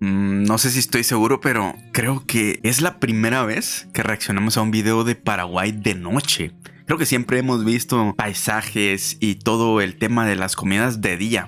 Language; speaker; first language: Spanish; native; Spanish